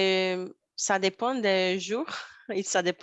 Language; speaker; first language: French; non-native, learner; Portuguese